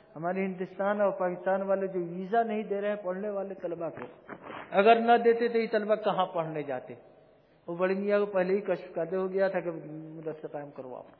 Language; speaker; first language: Urdu; native; Urdu